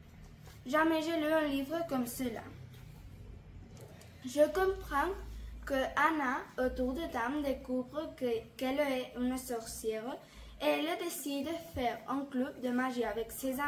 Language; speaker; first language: French; non-native, learner; Catalan